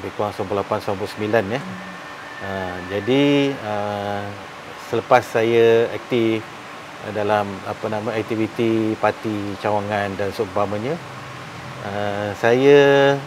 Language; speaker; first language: Malay; native; Malay